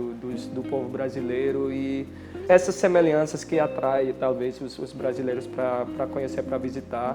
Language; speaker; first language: Portuguese; non-native, fluent; Filipino